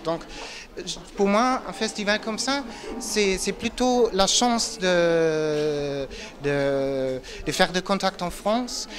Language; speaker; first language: French; non-native, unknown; German